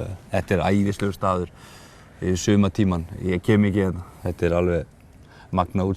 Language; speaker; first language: Icelandic; native; Icelandic